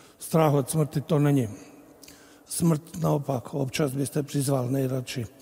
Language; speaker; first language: Czech; non-native, fluent; Bosnian